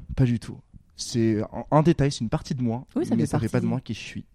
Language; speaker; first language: French; non-native, local second language; Arabic